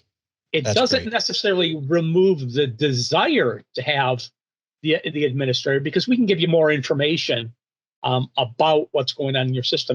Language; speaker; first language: English; native; English